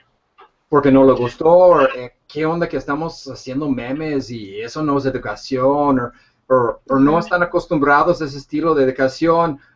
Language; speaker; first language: Spanish; non-native, fluent; English